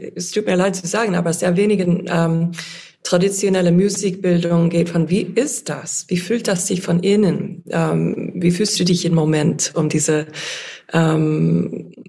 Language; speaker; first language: German; non-native, fluent; English